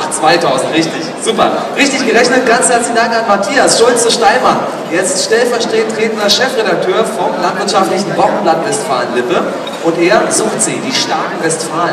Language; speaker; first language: German; native; German